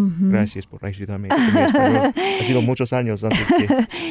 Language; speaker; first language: Spanish; non-native, fluent; English